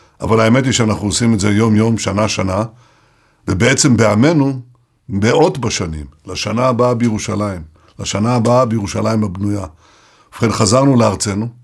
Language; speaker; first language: Hebrew; native; Hebrew